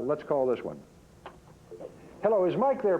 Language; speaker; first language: English; native; English